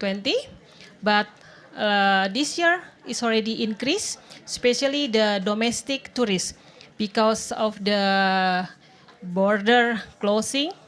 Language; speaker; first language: English; non-native, fluent; Indonesian